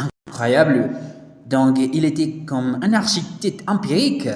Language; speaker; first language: French; non-native, learner; Spanish